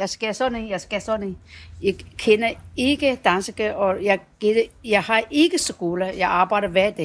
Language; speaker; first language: Danish; non-native, learner; Chinese